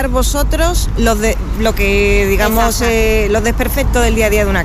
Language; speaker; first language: Spanish; native; Spanish